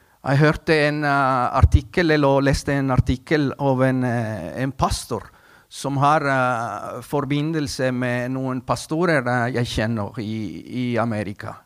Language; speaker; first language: Norwegian; non-native, fluent; Spanish